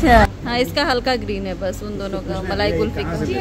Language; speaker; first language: Hindi; native; Hindi